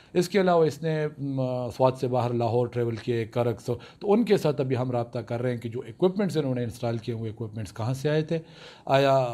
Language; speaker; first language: Urdu; non-native, local second language; Pashto